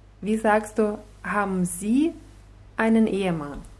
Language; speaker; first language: German; non-native, fluent; Russian